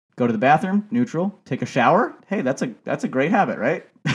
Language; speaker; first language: English; native; English